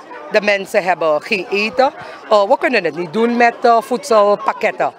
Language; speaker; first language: Dutch; non-native, local second language; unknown